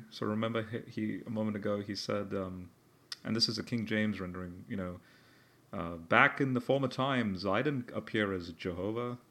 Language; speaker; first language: English; early bilingual, heritage; English